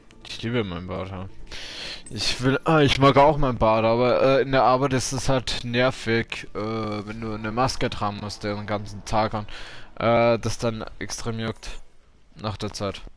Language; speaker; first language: German; native; German